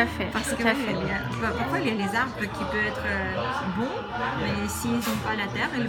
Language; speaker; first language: French; non-native, fluent; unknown